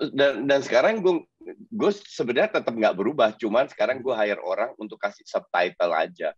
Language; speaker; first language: Indonesian; non-native, fluent; Dutch